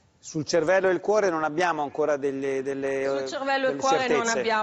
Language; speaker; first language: Italian; native; Italian